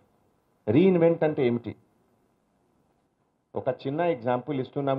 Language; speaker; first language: Telugu; non-native, local second language; Hindi